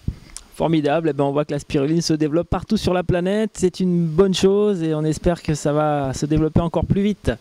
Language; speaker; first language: French; native; French